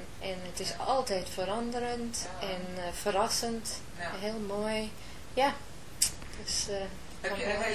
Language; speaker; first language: Dutch; non-native, fluent; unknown